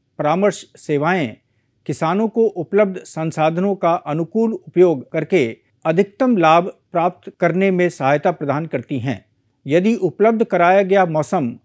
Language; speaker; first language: Hindi; native; Hindi